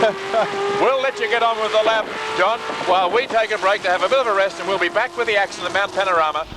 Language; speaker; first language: English; native; English